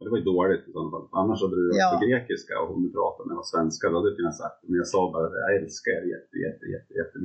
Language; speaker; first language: Swedish; native; Swedish